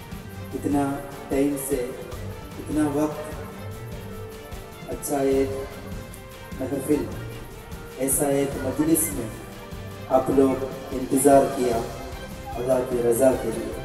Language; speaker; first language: Hindi; non-native, learner; Malayalam